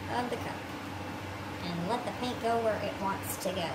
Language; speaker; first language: English; native; English